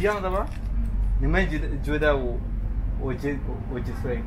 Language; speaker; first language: Chinese; non-native, learner; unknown